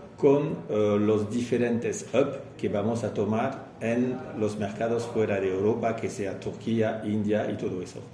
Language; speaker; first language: Spanish; non-native, fluent; French